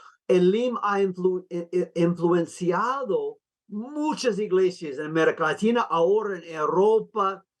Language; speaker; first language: Spanish; non-native, fluent; English